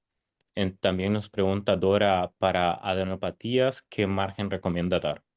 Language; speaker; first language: Spanish; native; Spanish